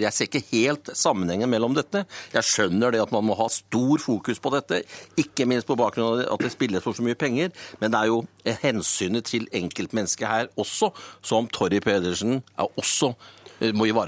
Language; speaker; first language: Norwegian; native; Norwegian